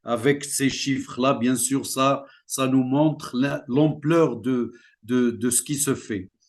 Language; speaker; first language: French; non-native, local second language; Central Atlas Tamazight